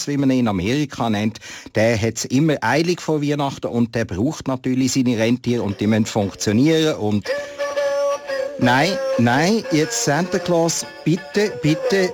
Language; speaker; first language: German; native; German